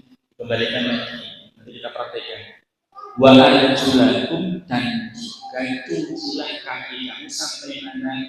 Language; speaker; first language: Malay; non-native, local second language; Javanese